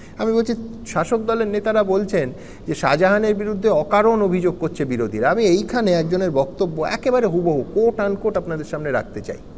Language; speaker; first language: Bangla; native; Bangla